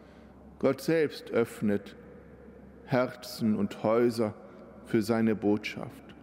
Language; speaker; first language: German; native; German